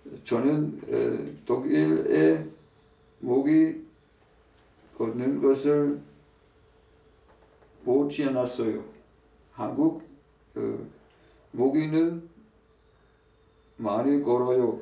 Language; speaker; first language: Korean; non-native, learner; German